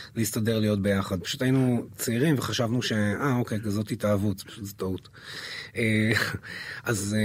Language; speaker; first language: Hebrew; native; Hebrew